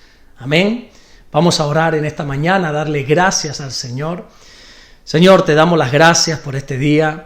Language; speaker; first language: Spanish; native; Spanish